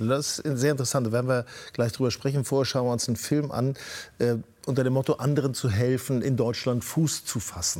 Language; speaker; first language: German; native; German